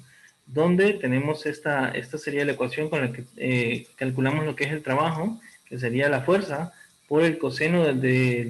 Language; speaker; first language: Spanish; native; Spanish